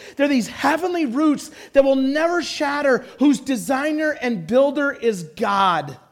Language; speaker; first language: English; native; English